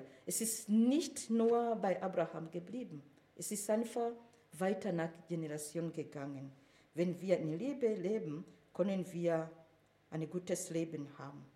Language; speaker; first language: German; non-native, fluent; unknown